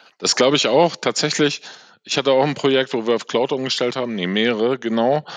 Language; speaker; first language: German; native; German